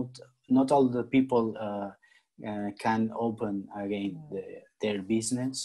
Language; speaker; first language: English; non-native, learner; Spanish